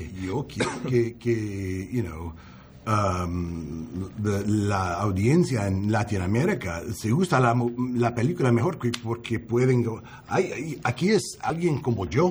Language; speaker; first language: Spanish; non-native, learner; English